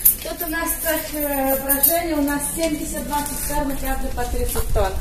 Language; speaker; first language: Russian; non-native, local second language; Romanian